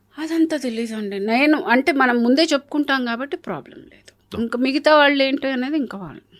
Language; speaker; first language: Telugu; native; Telugu